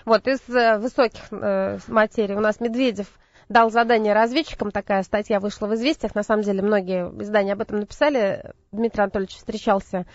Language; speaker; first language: Russian; native; Russian